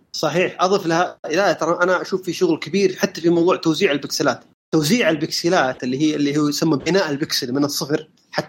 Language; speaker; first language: Arabic; native; Arabic